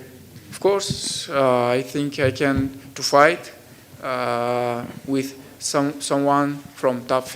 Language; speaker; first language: English; non-native, learner; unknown